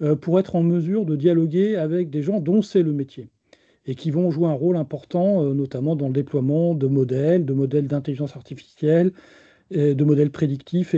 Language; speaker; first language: French; native; French